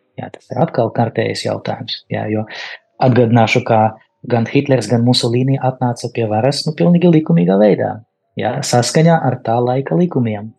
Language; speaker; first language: Latvian; non-native, local second language; Russian